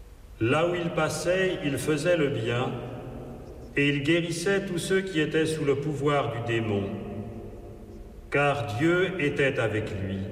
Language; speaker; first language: French; native; French